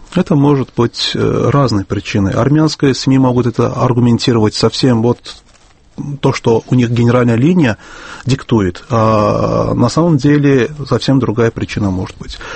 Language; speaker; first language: Russian; non-native, local second language; Azerbaijani